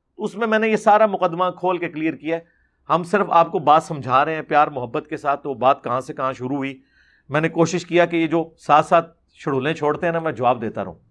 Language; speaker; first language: Urdu; non-native, local second language; Punjabi